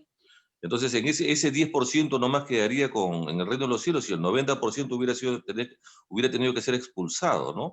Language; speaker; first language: Spanish; native; Spanish